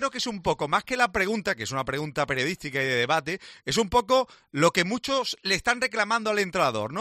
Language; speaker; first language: Spanish; native; Spanish